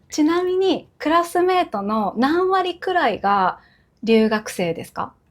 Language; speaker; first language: Japanese; native; Japanese